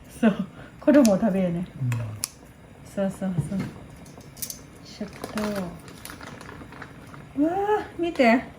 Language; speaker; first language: Japanese; non-native, learner; Thai